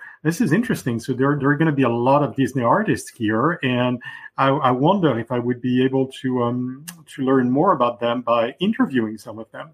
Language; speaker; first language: English; non-native, fluent; French